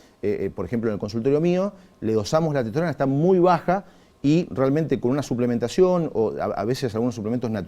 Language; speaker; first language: Spanish; native; Spanish